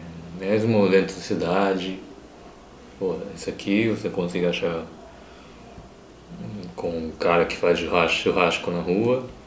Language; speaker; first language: Portuguese; non-native, fluent; Japanese